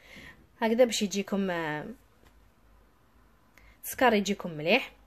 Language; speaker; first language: Arabic; native; Arabic